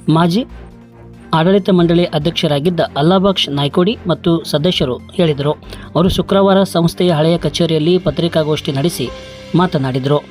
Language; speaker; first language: Kannada; native; Kannada